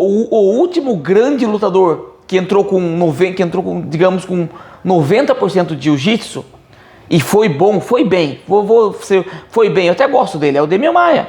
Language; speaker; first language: Portuguese; native; Portuguese